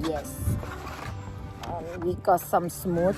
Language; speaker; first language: English; non-native, learner; Thai